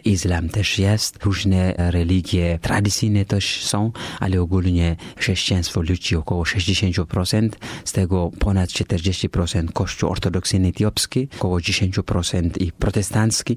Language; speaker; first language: Polish; non-native, fluent; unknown